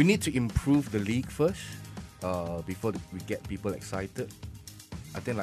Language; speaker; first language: English; non-native, local second language; Malay